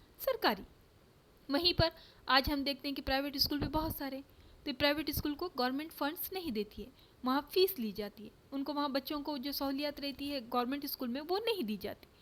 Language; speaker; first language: Urdu; native; Urdu